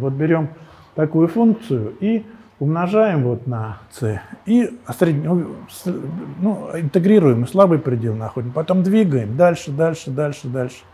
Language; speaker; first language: Russian; native; Russian